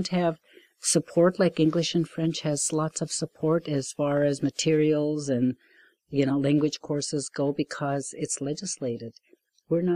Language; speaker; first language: English; non-native, fluent; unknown